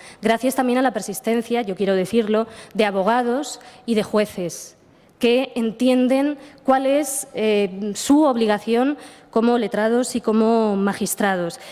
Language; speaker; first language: Spanish; native; Spanish